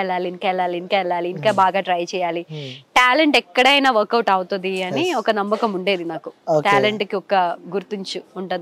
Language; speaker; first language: Telugu; non-native, fluent; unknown